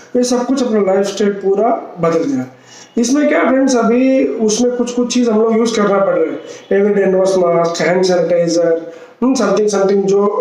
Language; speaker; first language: Hindi; non-native, local second language; Telugu